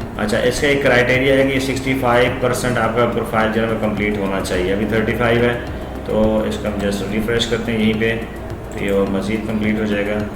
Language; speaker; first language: Urdu; non-native, local second language; Punjabi